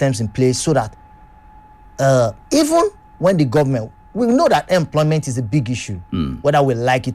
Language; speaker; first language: English; non-native, local second language; Yoruba